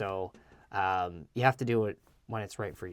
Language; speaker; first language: English; native; English